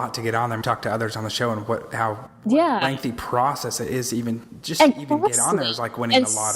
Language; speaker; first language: English; native; English